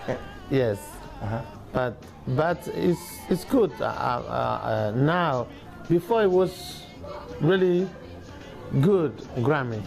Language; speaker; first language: English; non-native, learner; Bambara